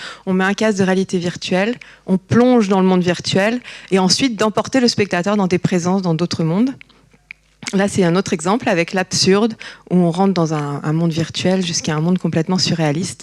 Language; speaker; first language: French; native; French